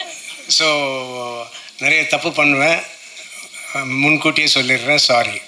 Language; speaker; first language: Tamil; non-native, local second language; Telugu